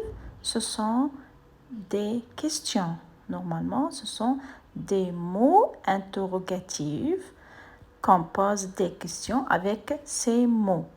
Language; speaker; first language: French; non-native, fluent; Arabic